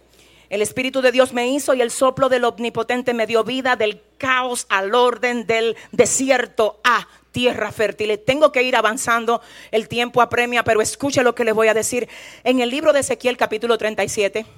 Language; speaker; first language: Spanish; native; Spanish